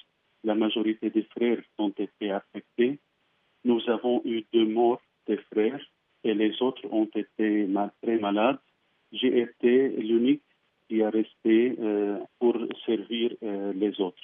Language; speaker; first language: French; non-native, fluent; Arabic